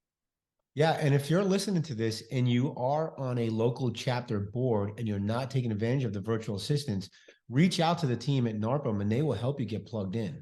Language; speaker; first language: English; native; English